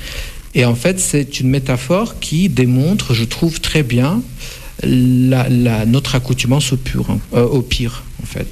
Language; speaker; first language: French; non-native, fluent; Russian